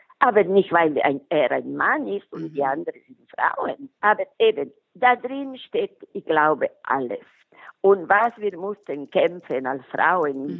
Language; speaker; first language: German; non-native, local second language; Italian